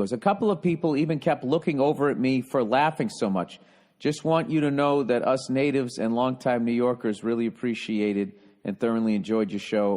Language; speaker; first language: English; native; English